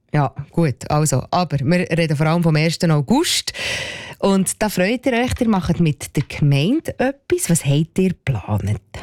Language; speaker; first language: German; native; German